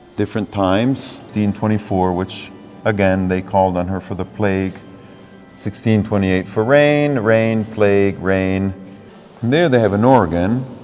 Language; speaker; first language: English; non-native, fluent; Italian